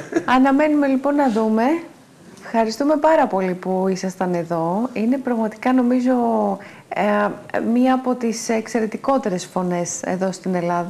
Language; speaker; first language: Greek; native; Greek